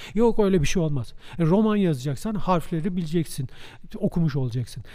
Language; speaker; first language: Turkish; native; Turkish